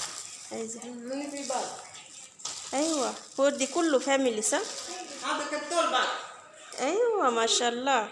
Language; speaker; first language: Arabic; non-native, learner; Bangla